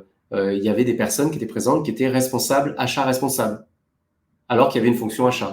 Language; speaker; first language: French; native; French